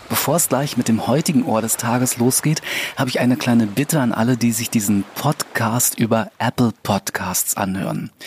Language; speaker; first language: German; native; German